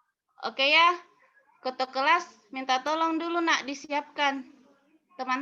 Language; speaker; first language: Indonesian; non-native, local second language; Buginese